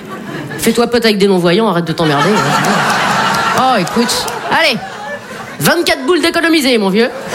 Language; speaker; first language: French; native; French